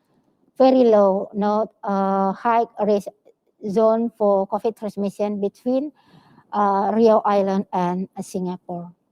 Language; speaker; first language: English; non-native, learner; Indonesian